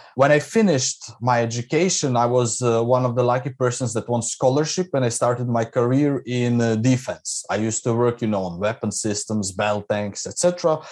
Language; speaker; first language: English; non-native, fluent; Croatian